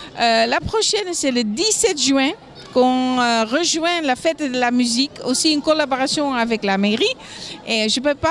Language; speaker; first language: French; non-native, fluent; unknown